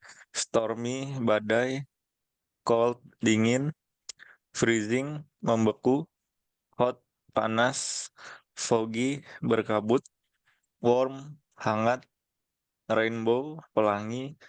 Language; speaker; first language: English; non-native, learner; Indonesian